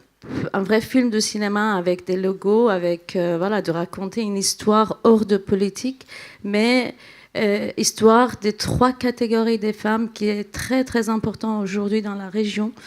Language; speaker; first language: French; non-native, fluent; Central Kurdish